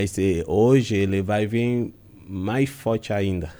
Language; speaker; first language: Portuguese; non-native, fluent; Haitian Creole